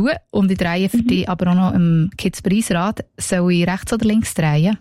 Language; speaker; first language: German; native; German